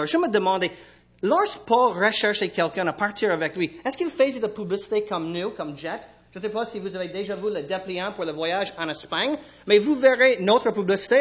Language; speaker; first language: French; non-native, fluent; English